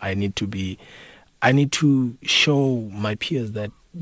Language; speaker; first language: English; non-native, local second language; North Ndebele